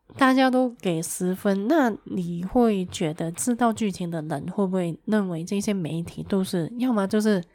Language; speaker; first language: Chinese; native; Chinese